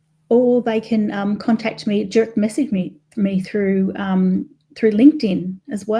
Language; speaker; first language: English; native; English